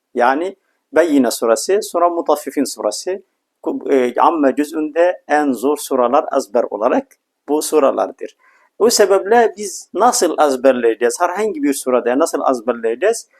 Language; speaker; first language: Turkish; non-native, fluent; Arabic